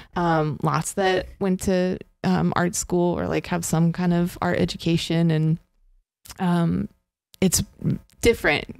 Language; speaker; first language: English; native; English